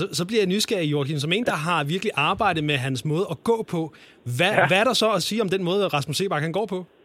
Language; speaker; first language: Danish; native; Danish